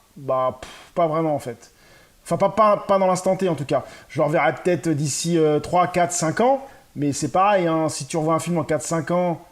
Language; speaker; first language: French; native; French